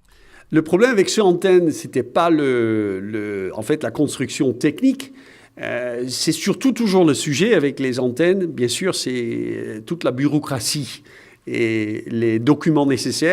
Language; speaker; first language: French; non-native, fluent; Dutch